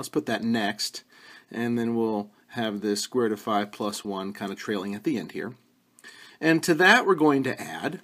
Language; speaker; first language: English; native; English